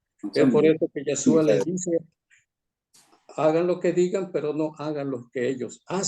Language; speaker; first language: Spanish; native; Spanish